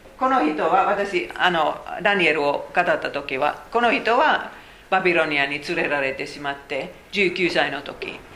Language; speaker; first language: Japanese; non-native, fluent; Finnish